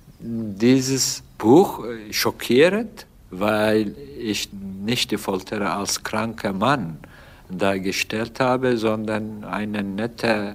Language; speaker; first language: German; non-native, fluent; Turkish